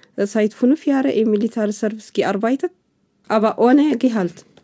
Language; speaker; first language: German; non-native, learner; Tigrinya